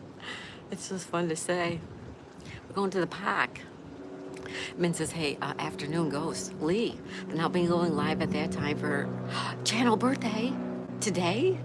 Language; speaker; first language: English; native; English